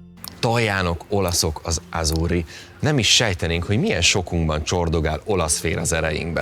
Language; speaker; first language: Hungarian; native; Hungarian